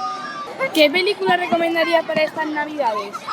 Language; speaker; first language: Spanish; native; Spanish